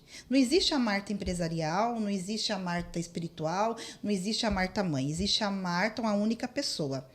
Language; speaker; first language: Portuguese; native; Portuguese